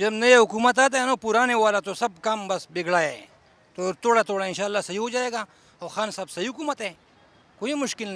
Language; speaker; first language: Hindi; non-native, local second language; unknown